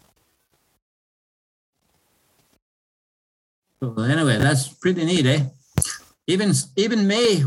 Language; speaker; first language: English; non-native, fluent; Cree